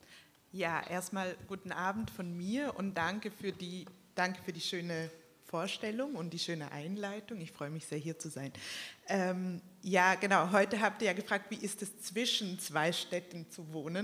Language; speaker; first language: German; early bilingual, other home language; Croatian